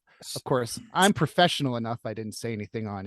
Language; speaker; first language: English; native; English